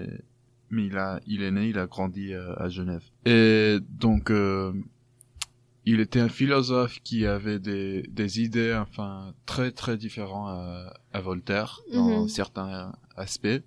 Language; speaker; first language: French; non-native, fluent; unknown